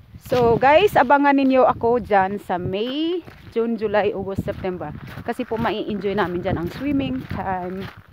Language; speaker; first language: English; non-native, local second language; Filipino